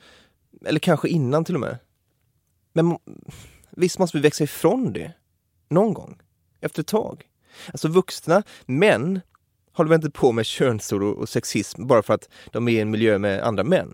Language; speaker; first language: Swedish; native; Swedish